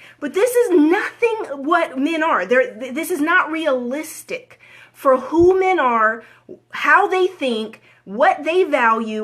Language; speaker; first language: English; native; English